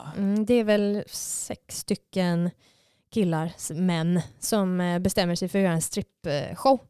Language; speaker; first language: Swedish; native; Swedish